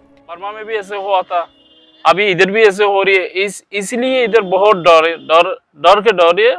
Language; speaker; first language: Hindi; non-native, learner; Rohingya